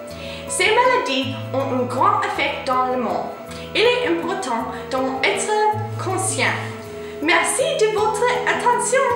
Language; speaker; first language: French; non-native, learner; English